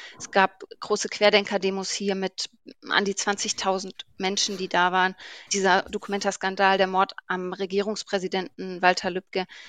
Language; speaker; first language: German; native; German